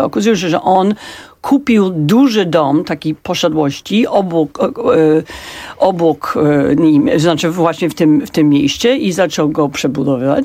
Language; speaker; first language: Polish; non-native, fluent; English